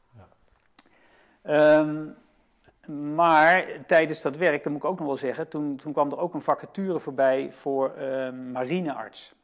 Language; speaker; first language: Dutch; native; Dutch